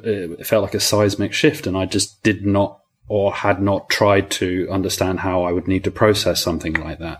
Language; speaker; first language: English; native; English